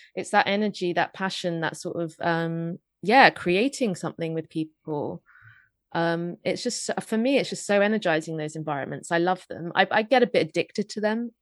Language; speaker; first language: English; native; English